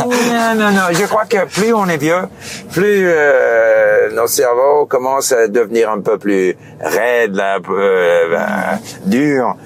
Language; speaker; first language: French; non-native, fluent; English